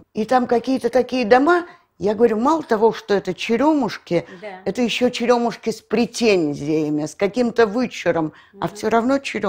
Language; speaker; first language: Russian; native; Russian